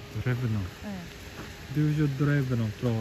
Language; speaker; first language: Polish; non-native, learner; Japanese